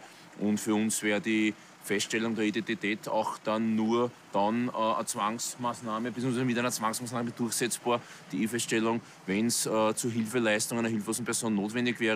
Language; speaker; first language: German; native; German